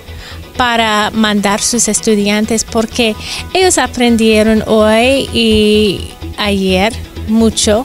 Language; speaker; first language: Spanish; non-native, fluent; English